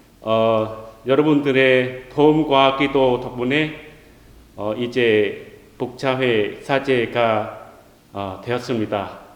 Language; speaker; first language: Korean; non-native, learner; Vietnamese